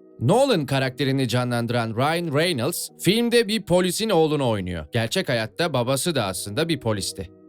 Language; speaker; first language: Turkish; native; Turkish